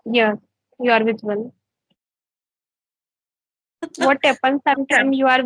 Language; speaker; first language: English; non-native, learner; Hindi